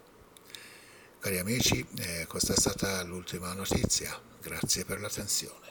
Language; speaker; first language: Italian; non-native, fluent; Persian